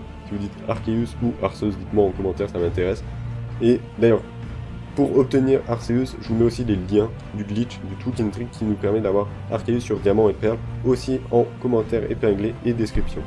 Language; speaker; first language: French; native; French